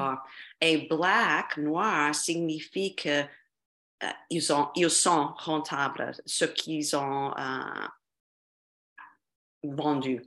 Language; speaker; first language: French; non-native, fluent; English